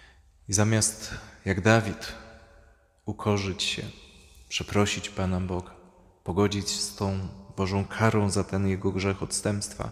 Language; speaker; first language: Polish; native; Polish